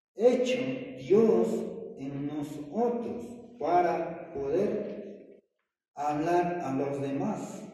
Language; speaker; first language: Spanish; non-native, fluent; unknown